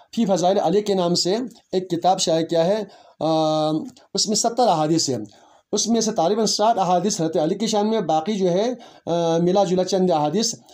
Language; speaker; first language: Urdu; non-native, local second language; Balti